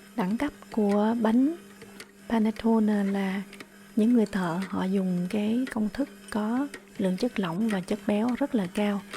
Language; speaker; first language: Vietnamese; native; Vietnamese